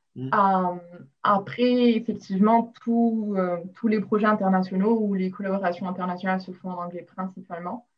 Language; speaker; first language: French; non-native, local second language; Arabic